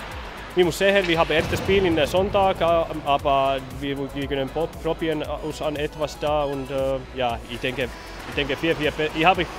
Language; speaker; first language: German; non-native, learner; Finnish